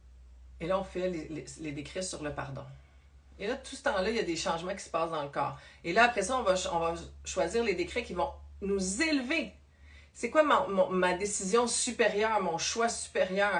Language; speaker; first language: French; native; French